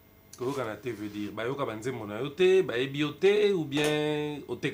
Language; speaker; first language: French; non-native, local second language; Lingala